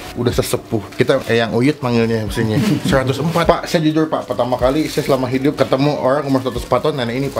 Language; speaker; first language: Indonesian; native; Indonesian